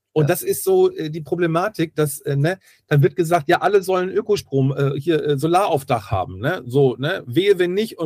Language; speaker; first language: German; native; German